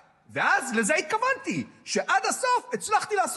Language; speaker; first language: Hebrew; native; Hebrew